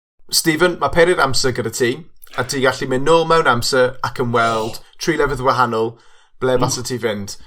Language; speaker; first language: Welsh; non-native, local second language; English